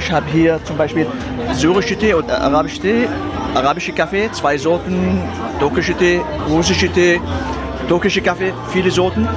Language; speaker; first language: German; non-native, fluent; Arabic